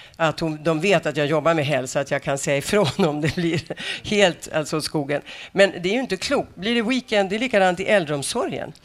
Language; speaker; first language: Swedish; native; Swedish